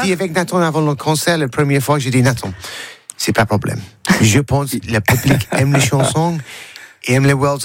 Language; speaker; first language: French; non-native, learner; English